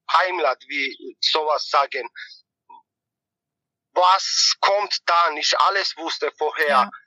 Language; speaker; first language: German; non-native, learner; Georgian